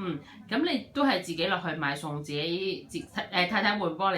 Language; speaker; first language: Cantonese; native; Cantonese